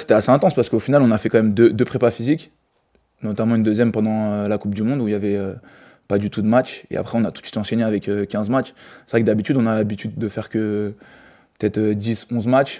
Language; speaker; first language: French; native; French